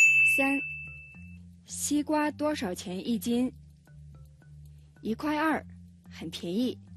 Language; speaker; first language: Chinese; non-native, fluent; Mongolian